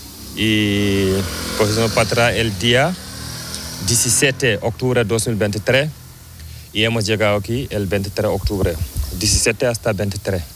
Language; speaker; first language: Spanish; non-native, learner; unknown